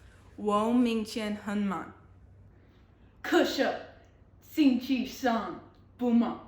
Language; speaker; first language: Chinese; non-native, learner; English